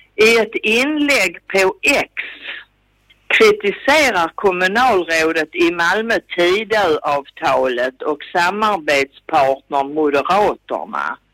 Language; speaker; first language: Swedish; native; Swedish